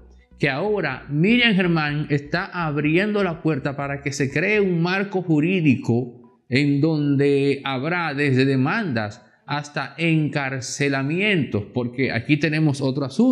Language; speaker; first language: Spanish; native; Spanish